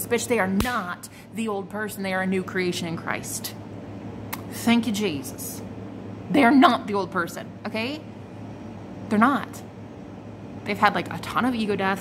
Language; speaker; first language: English; native; English